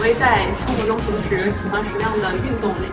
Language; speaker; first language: Chinese; native; Chinese